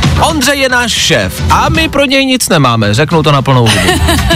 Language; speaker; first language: Czech; native; Czech